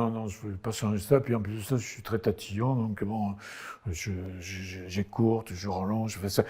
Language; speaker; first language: French; native; French